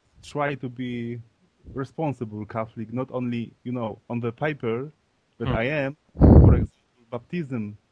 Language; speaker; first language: English; non-native, learner; Polish